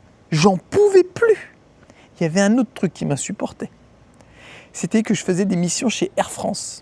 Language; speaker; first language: French; native; French